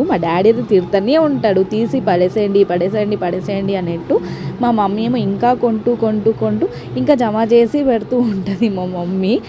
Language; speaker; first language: Telugu; non-native, local second language; Tamil